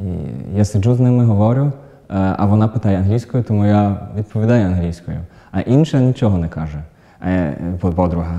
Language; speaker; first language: Ukrainian; non-native, fluent; German